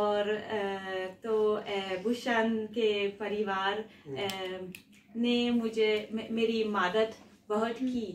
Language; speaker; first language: Hindi; non-native, learner; Italian